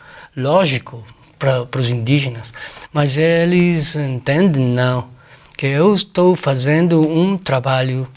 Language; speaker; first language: Portuguese; non-native, fluent; Spanish